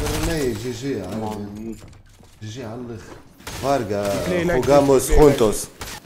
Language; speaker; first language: Spanish; non-native, learner; Arabic